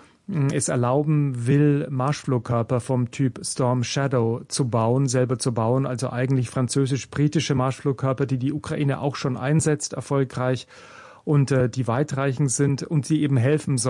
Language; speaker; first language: German; native; German